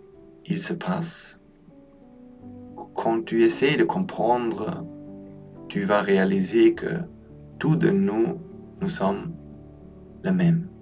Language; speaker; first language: French; non-native, learner; Polish